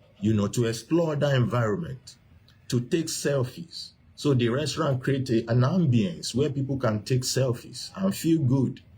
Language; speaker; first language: English; non-native, local second language; Yoruba